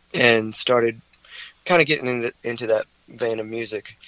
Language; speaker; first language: English; native; English